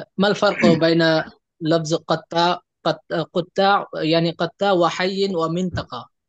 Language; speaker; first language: Arabic; non-native, learner; Bangla